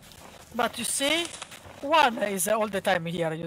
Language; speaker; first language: English; non-native, learner; Hungarian